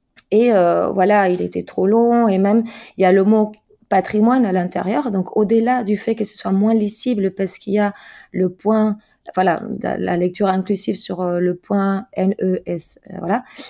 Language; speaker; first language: French; non-native, fluent; Spanish